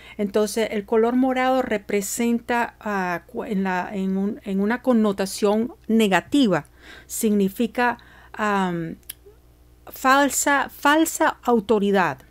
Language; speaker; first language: Spanish; early bilingual, heritage; Spanish